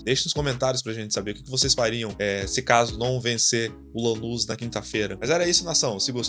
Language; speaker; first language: Portuguese; native; Portuguese